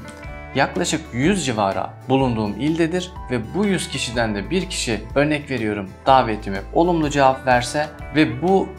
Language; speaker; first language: Turkish; native; Turkish